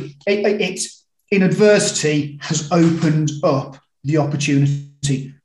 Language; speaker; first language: English; native; English